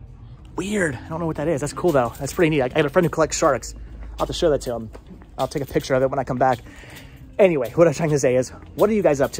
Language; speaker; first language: English; native; English